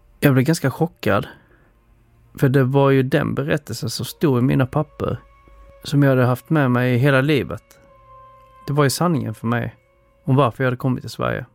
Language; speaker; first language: Swedish; early bilingual, other home language; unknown